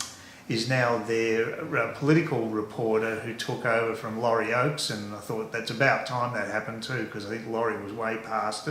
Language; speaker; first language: English; native; English